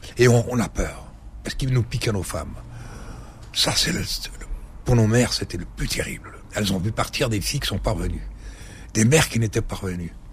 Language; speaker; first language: French; early bilingual, other home language; Arabic